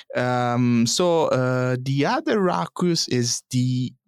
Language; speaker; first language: English; non-native, fluent; Italian